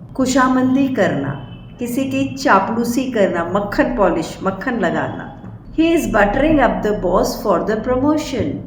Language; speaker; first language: Hindi; native; Hindi